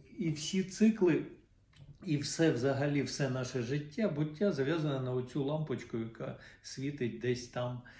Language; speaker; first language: Ukrainian; non-native, local second language; Russian